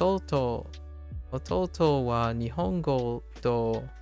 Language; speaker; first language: Japanese; non-native, learner; English